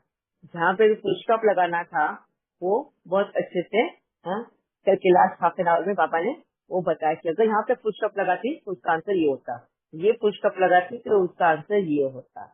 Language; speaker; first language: Hindi; native; Hindi